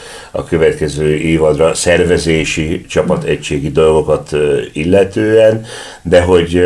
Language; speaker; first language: Hungarian; native; Hungarian